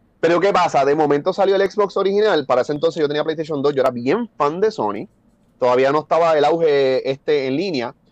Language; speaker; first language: Spanish; native; Spanish